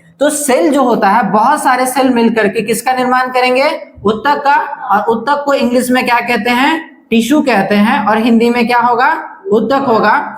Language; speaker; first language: Hindi; native; Hindi